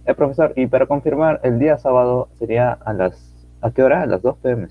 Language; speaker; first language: Spanish; native; Spanish